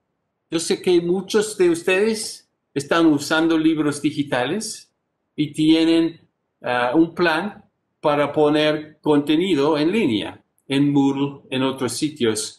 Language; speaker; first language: Spanish; non-native, fluent; English